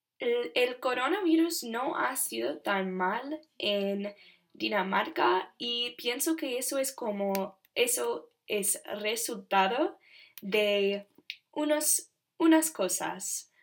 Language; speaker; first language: Spanish; non-native, learner; English